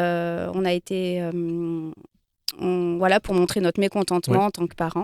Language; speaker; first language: French; native; French